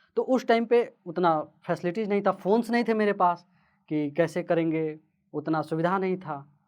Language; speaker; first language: Hindi; native; Hindi